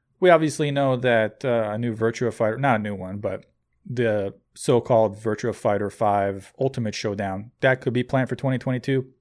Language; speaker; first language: English; native; English